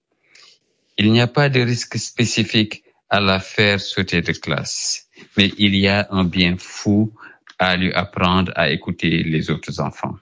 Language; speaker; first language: French; non-native, local second language; Wolof